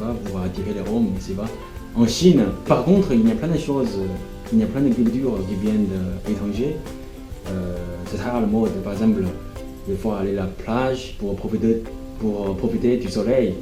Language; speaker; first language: French; non-native, fluent; Chinese